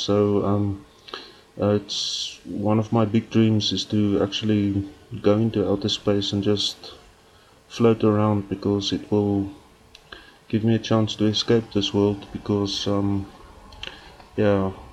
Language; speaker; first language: English; non-native, local second language; Afrikaans